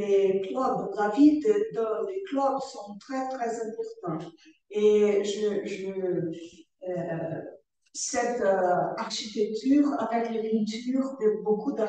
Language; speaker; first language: French; non-native, learner; Portuguese